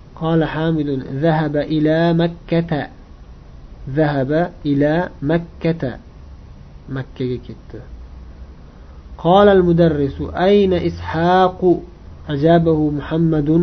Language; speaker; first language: Arabic; non-native, fluent; Uzbek